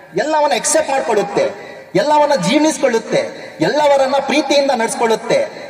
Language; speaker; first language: Kannada; non-native, local second language; Urdu